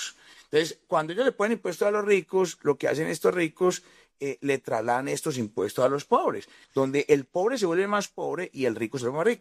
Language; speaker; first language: Spanish; native; Spanish